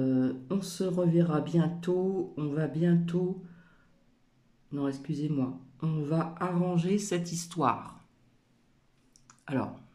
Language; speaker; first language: French; native; French